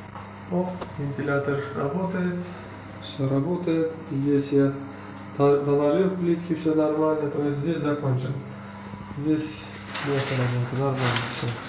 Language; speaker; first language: Russian; non-native, learner; Uzbek